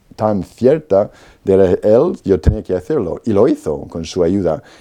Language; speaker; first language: Spanish; non-native, fluent; Polish